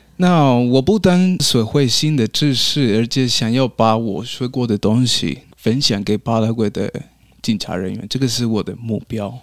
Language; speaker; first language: Chinese; non-native, fluent; Spanish